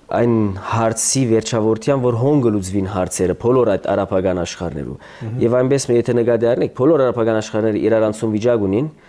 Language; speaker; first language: Armenian; early bilingual, heritage; Armenian